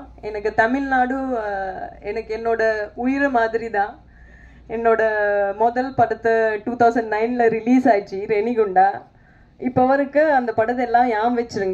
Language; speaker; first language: Tamil; non-native, fluent; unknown